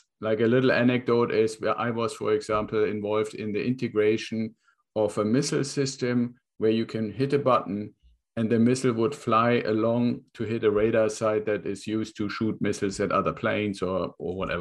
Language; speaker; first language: English; non-native, fluent; German